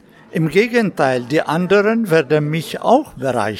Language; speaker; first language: German; non-native, fluent; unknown